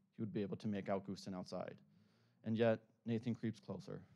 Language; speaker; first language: English; native; English